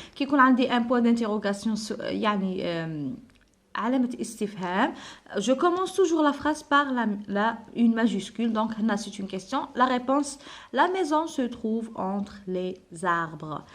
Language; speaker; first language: French; non-native, local second language; Arabic